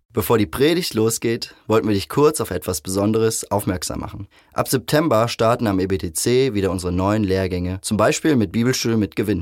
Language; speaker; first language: German; native; German